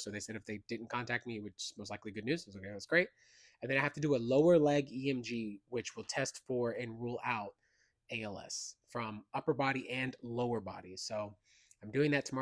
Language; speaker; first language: English; native; English